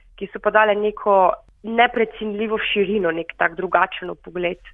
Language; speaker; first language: Slovenian; native; Slovenian